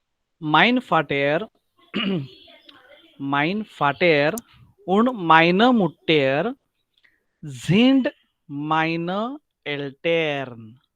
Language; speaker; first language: German; non-native, fluent; Marathi